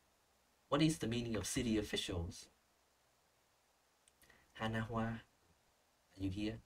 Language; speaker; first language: English; non-native, fluent; Vietnamese